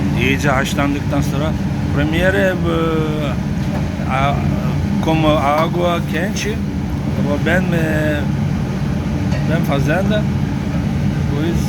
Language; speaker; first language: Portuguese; non-native, learner; Turkish